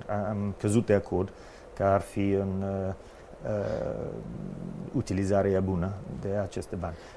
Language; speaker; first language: Romanian; non-native, fluent; English